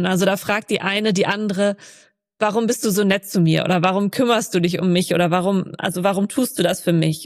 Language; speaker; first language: German; native; German